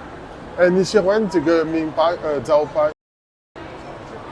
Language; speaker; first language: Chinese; non-native, learner; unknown